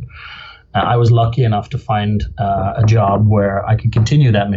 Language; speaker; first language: English; native; English